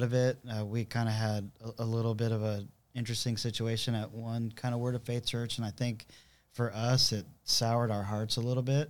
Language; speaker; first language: English; native; English